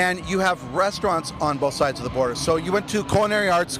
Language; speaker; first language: English; native; English